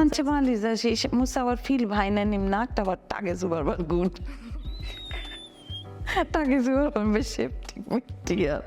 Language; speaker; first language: German; non-native, learner; Bangla